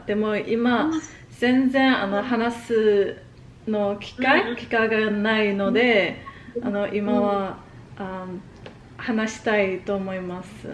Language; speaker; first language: Japanese; non-native, learner; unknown